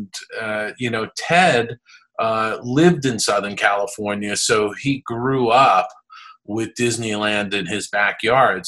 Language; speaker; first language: English; native; English